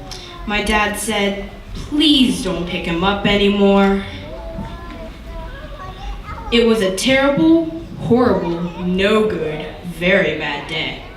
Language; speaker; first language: English; native; English